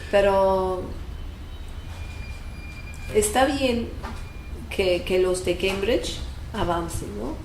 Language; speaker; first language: Spanish; non-native, fluent; English